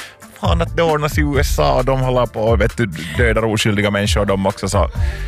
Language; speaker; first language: Swedish; native; Swedish